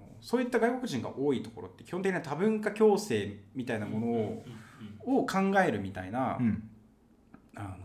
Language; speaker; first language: Japanese; native; Japanese